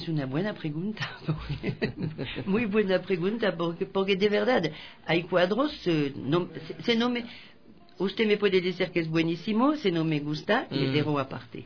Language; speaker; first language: Spanish; non-native, fluent; French